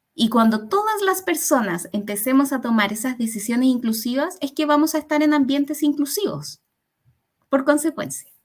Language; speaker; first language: Spanish; early bilingual, other home language; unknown